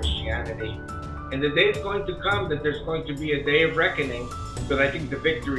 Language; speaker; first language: English; early bilingual, other home language; Spanish